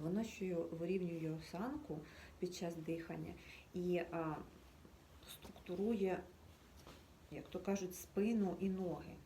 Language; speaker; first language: Ukrainian; native; Ukrainian